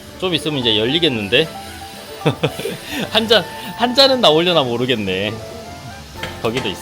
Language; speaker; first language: Korean; native; Korean